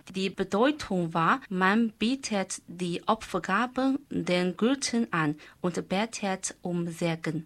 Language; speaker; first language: German; non-native, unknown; Chinese